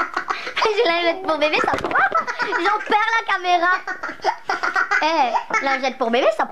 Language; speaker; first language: French; native; French